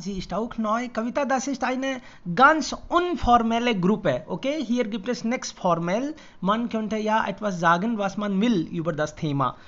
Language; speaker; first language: German; non-native, fluent; Hindi